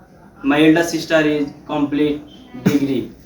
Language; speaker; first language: English; non-native, learner; Bangla